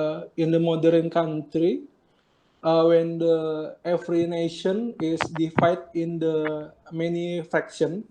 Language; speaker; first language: English; non-native, learner; Indonesian